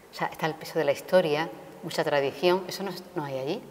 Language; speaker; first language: Spanish; native; Spanish